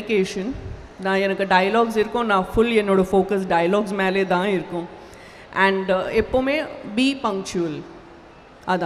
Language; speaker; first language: Tamil; non-native, local second language; Gujarati